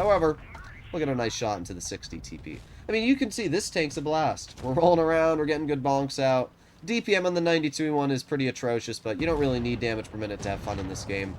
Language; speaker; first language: English; native; English